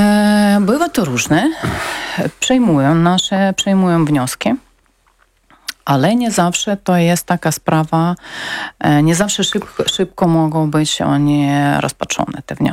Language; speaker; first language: Polish; non-native, fluent; Ukrainian